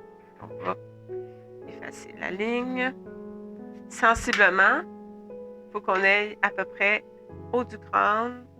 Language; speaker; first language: French; native; French